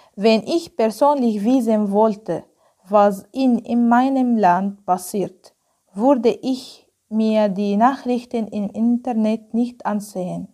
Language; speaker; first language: German; non-native, learner; Arabic